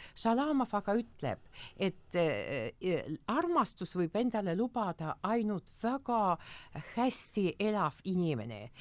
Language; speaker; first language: Estonian; non-native, local second language; Russian